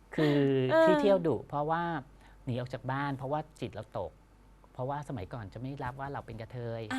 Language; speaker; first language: Thai; native; Thai